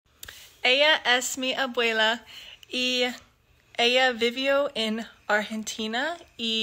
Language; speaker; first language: Spanish; non-native, learner; English